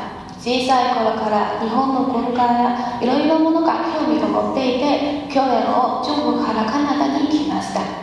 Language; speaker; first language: Japanese; non-native, learner; Chinese